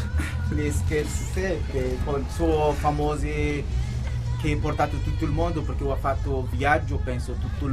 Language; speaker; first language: Italian; non-native, local second language; Kurdish